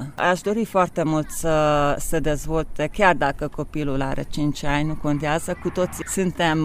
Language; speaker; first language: Romanian; non-native, local second language; Hungarian